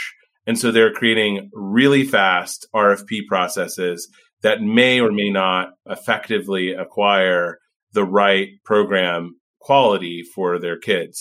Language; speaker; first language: English; native; English